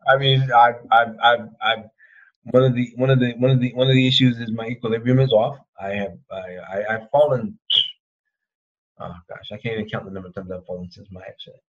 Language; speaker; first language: English; native; English